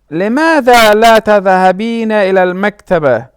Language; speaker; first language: Arabic; non-native, fluent; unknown